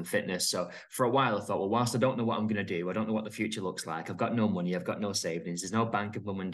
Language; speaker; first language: English; native; English